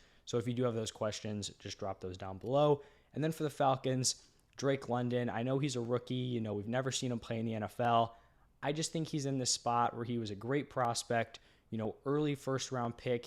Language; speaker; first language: English; native; English